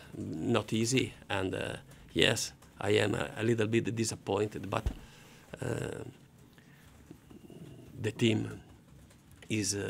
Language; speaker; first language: English; non-native, learner; Italian